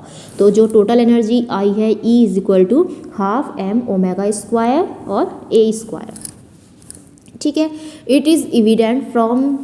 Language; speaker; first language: Hindi; native; Hindi